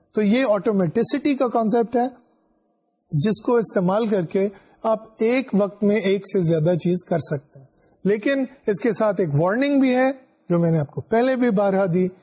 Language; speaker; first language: Urdu; non-native, local second language; Punjabi